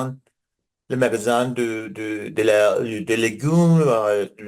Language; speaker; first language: French; non-native, learner; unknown